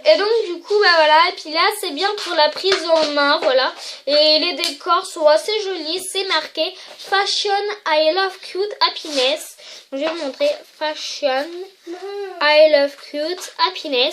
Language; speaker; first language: French; native; French